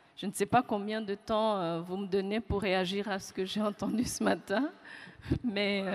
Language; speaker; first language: French; non-native, local second language; Kinyarwanda